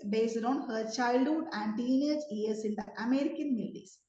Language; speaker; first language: English; non-native, local second language; Malayalam